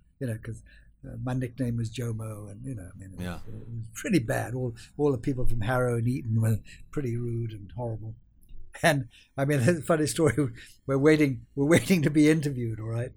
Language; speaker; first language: English; native; English